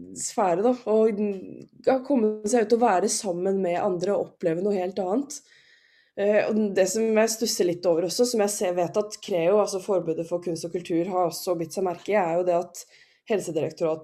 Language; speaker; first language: Norwegian; native; Norwegian